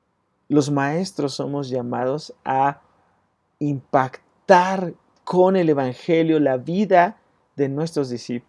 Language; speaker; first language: Spanish; native; Spanish